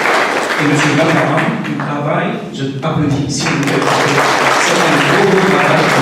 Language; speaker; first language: French; non-native, local second language; Morisyen